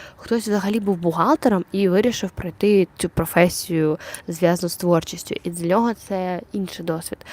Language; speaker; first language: Ukrainian; non-native, local second language; Russian